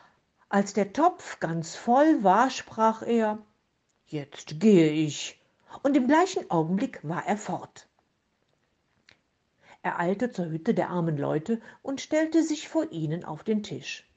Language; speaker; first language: German; native; German